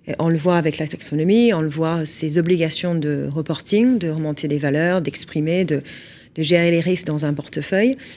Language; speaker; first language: French; non-native, fluent; English